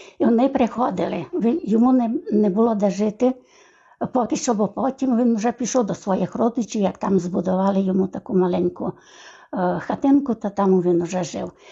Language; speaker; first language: Ukrainian; native; Ukrainian